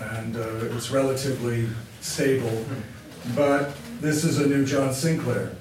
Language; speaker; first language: English; native; English